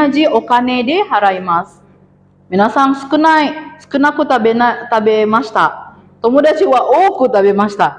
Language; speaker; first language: Japanese; non-native, fluent; Indonesian